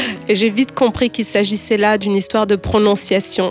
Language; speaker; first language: French; native; French